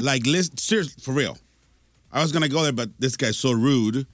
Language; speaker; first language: English; early bilingual, other home language; Spanish